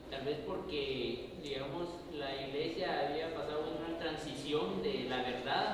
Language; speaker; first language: Spanish; native; Spanish